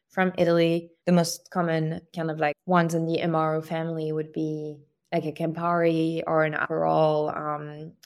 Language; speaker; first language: English; non-native, fluent; French